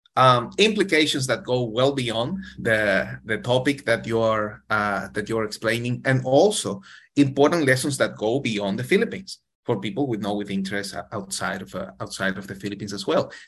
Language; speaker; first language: English; non-native, fluent; Spanish